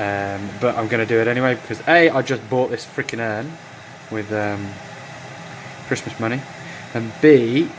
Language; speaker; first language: English; native; English